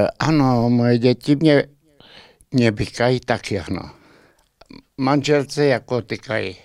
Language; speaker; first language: Czech; early bilingual, heritage; Czech